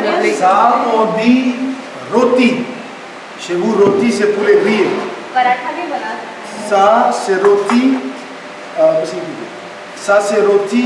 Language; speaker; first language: French; non-native, fluent; Hindi